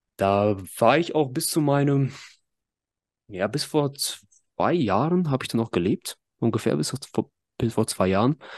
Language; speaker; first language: German; early bilingual, other home language; Russian